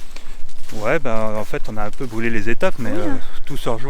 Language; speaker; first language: French; native; French